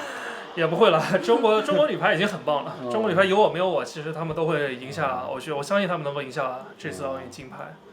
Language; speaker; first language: Chinese; native; Chinese